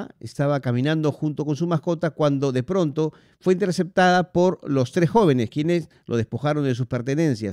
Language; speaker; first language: Spanish; native; Spanish